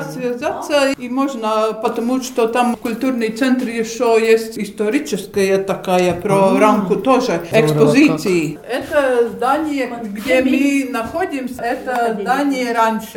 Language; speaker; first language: Russian; non-native, local second language; Latvian